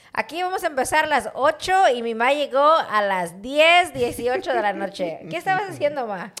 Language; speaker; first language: Spanish; early bilingual, heritage; Spanish